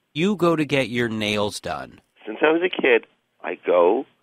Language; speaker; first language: English; native; English